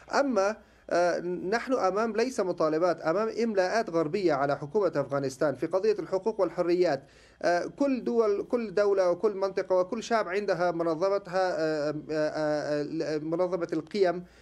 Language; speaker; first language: Arabic; non-native, fluent; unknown